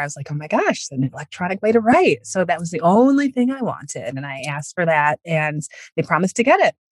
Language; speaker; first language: English; native; English